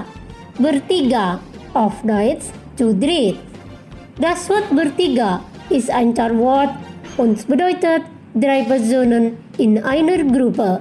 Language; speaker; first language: German; non-native, fluent; Indonesian